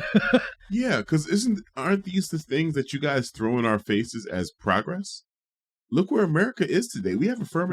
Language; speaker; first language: English; native; English